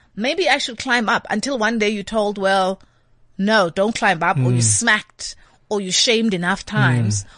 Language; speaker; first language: English; non-native, local second language; Xhosa